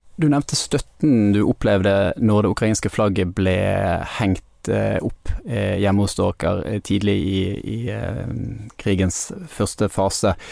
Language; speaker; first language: Norwegian; native; Norwegian